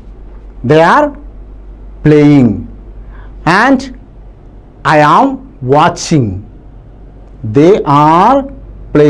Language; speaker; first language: English; non-native, local second language; Malayalam